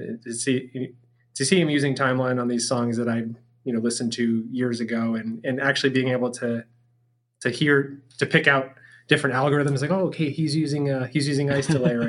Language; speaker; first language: English; native; English